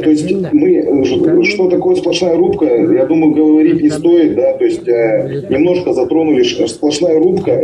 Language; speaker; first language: Russian; native; Russian